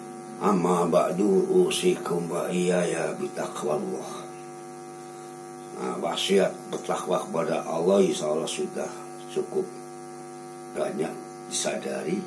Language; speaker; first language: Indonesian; non-native, local second language; Javanese